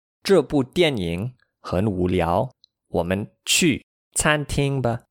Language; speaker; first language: Chinese; non-native, learner; English